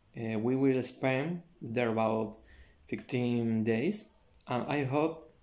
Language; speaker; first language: English; non-native, learner; Spanish